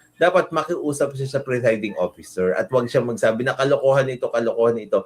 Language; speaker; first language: Filipino; non-native, local second language; Iloko